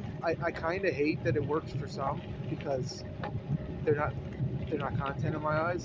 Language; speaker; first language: English; native; English